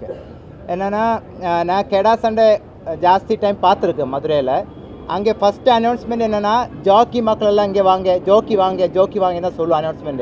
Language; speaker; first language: Tamil; non-native, local second language; Malayalam